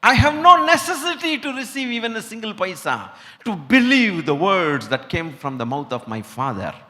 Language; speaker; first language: English; non-native, local second language; Tamil